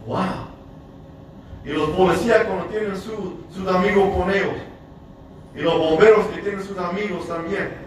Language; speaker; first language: Spanish; early bilingual, heritage; English